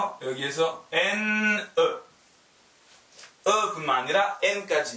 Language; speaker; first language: Korean; non-native, learner; French